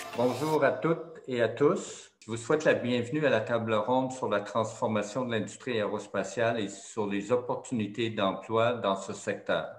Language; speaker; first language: French; native; French